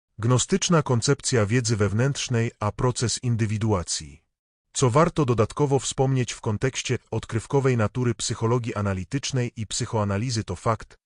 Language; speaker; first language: Polish; native; Polish